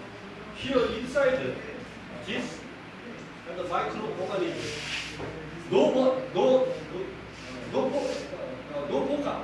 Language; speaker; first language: English; non-native, learner; Korean